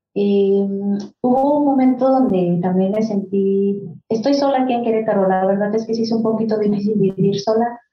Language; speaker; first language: Spanish; non-native, local second language; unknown